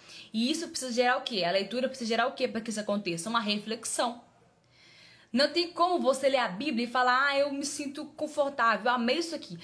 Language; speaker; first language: Portuguese; native; Portuguese